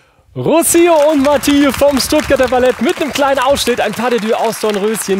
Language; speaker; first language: German; native; German